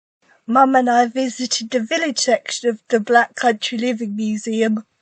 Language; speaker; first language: English; native; English